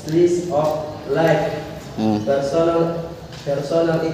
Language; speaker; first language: English; non-native, learner; Indonesian